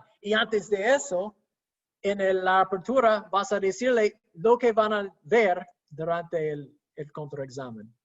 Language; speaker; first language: Spanish; non-native, fluent; English